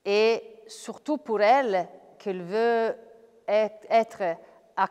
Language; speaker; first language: French; non-native, fluent; Italian